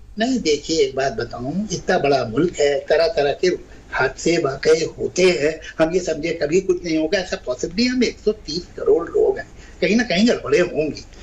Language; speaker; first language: Hindi; native; Hindi